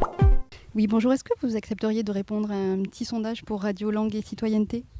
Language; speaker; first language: French; native; French